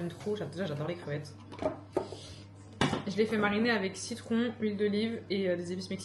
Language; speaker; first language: French; native; French